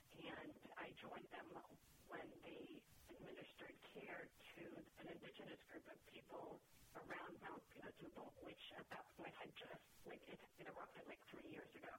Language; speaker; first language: English; non-native, local second language; Filipino